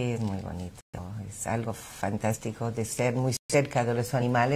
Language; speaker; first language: Spanish; non-native, fluent; English